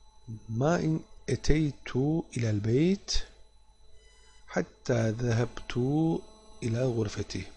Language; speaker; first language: Arabic; non-native, fluent; Turkish